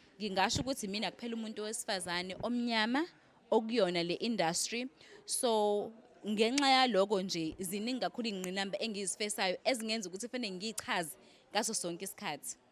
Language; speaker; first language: Zulu; native; Zulu